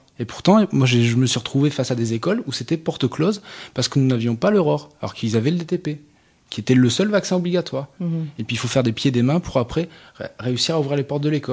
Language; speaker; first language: French; native; French